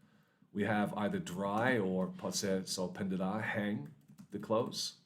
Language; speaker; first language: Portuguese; non-native, learner; English